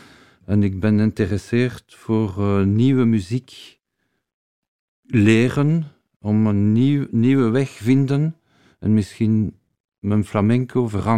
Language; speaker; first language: Dutch; non-native, learner; Spanish